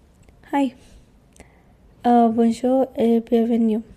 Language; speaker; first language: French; non-native, learner; Hindi